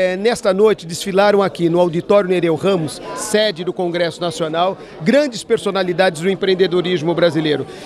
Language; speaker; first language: Portuguese; native; Portuguese